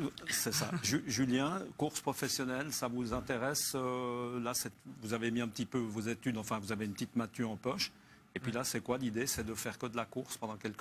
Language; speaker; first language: French; native; French